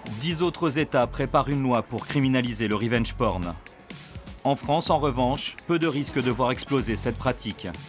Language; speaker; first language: French; native; French